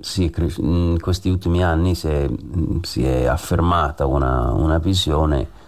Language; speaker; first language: Italian; non-native, fluent; English